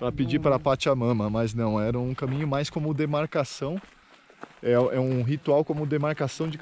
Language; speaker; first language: Portuguese; native; Portuguese